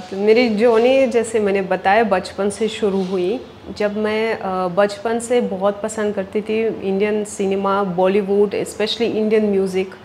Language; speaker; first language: Hindi; non-native, fluent; Russian